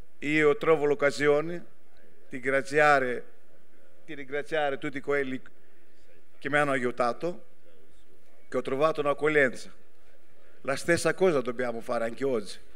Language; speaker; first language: Italian; non-native, fluent; Greek